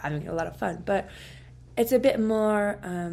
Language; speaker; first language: English; non-native, fluent; French